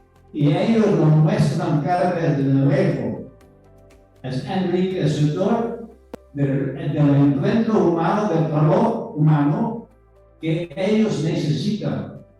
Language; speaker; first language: Spanish; non-native, fluent; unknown